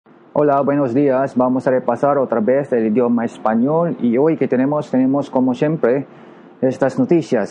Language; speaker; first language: Spanish; non-native, learner; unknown